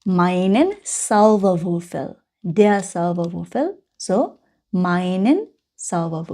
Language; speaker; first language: German; non-native, fluent; Bangla